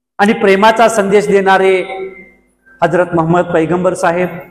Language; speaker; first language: Marathi; native; Marathi